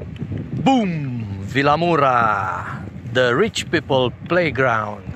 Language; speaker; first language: English; non-native, fluent; Romanian